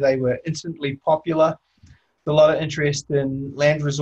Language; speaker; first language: English; native; English